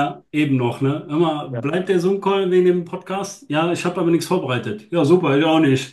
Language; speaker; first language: German; native; German